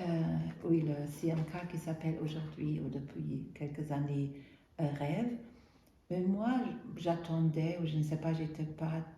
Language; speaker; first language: French; non-native, fluent; German